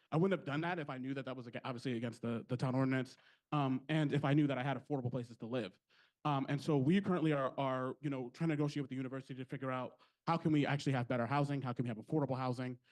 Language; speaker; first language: English; native; English